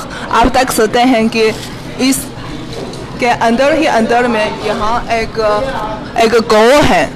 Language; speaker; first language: Hindi; non-native, fluent; Chinese